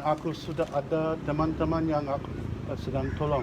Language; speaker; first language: Indonesian; non-native, learner; English